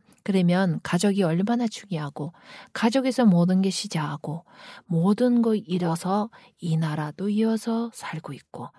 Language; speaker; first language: Korean; non-native, fluent; Kyrgyz